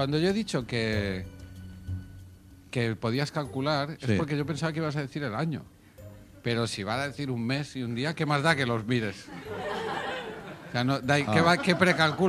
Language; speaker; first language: Spanish; native; Spanish